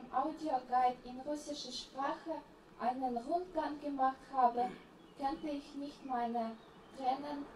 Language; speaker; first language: German; non-native, fluent; Russian